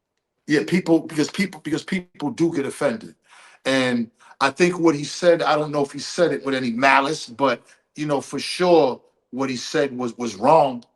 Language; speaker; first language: English; native; English